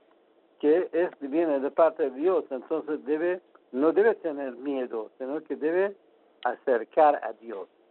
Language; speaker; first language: Spanish; non-native, fluent; Persian